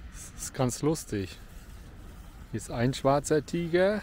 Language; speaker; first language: German; native; German